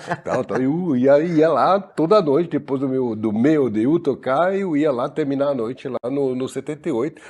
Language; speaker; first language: Portuguese; non-native, fluent; French